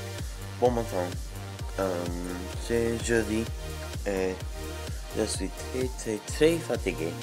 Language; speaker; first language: French; non-native, learner; English